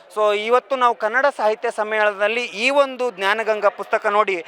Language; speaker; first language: Kannada; native; Kannada